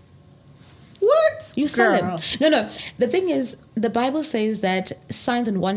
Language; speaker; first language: English; non-native, local second language; Zulu